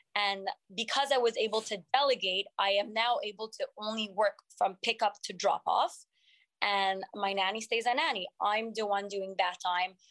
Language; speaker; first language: English; non-native, fluent; French